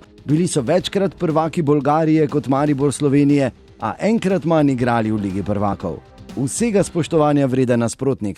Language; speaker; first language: Slovenian; native; Slovenian